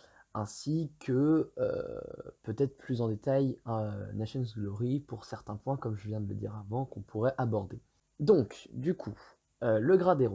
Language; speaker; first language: French; native; French